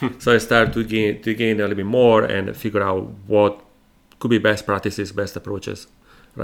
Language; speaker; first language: English; non-native, fluent; Italian